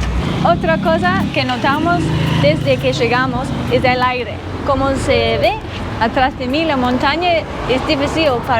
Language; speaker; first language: Spanish; non-native, learner; English